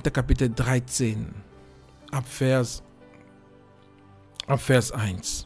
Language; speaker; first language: German; non-native, fluent; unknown